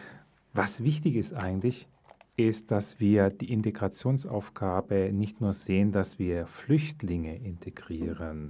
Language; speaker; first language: German; native; German